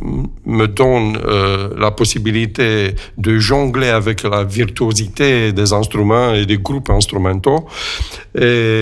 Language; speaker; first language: French; non-native, fluent; Romanian